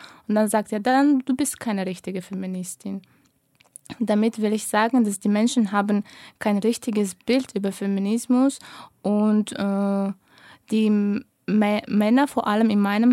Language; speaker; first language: German; non-native, fluent; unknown